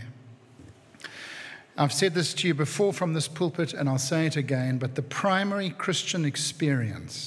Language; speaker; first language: English; native; English